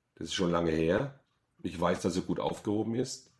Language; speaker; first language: German; native; German